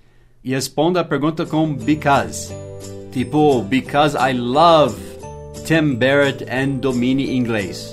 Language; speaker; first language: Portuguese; early bilingual, other home language; English